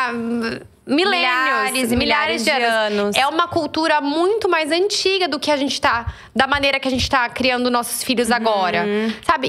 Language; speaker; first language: Portuguese; native; Portuguese